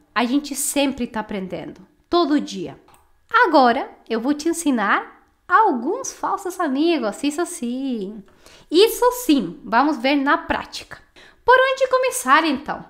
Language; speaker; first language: Portuguese; non-native, fluent; Spanish